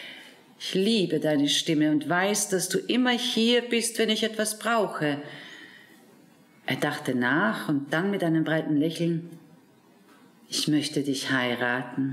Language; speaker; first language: German; native; German